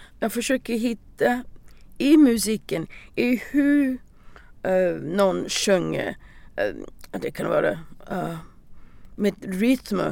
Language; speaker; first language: Swedish; non-native, learner; English